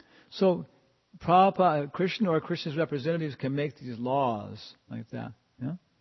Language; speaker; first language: English; native; English